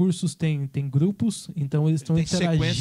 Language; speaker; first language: Portuguese; native; Portuguese